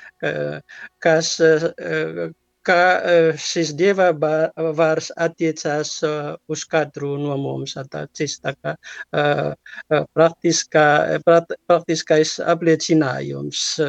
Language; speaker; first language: Latvian; non-native, learner; Italian